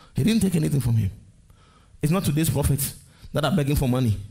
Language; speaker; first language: English; non-native, local second language; Akan